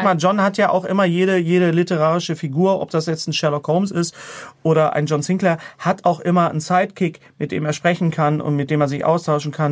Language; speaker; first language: German; native; German